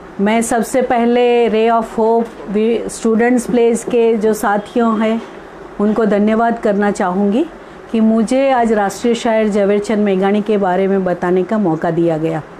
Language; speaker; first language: Hindi; non-native, local second language; Gujarati